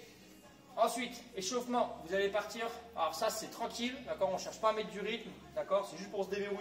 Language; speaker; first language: French; native; French